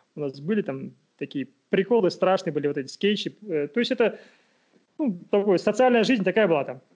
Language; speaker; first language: Russian; non-native, local second language; Kazakh